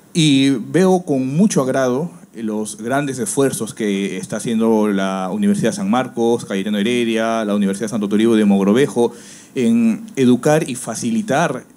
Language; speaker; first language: Spanish; native; Spanish